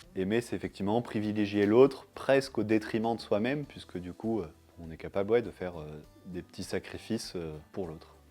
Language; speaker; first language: French; native; French